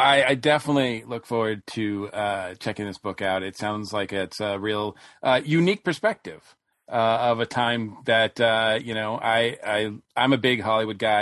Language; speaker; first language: English; native; English